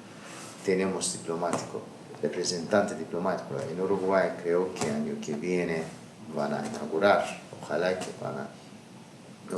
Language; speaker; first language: Spanish; non-native, learner; Azerbaijani